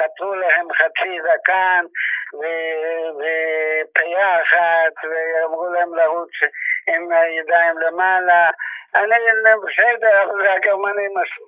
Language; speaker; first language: Hebrew; non-native, fluent; Yiddish